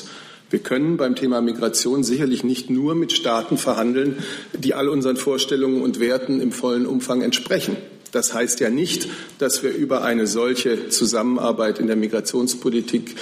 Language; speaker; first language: German; native; German